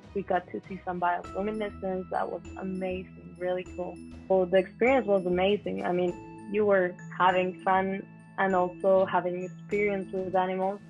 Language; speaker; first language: English; non-native, fluent; Spanish